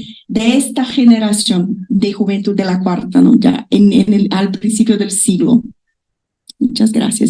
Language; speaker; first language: Spanish; non-native, fluent; Portuguese